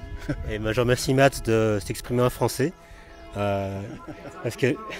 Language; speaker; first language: French; native; French